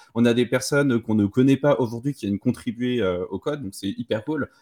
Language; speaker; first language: French; native; French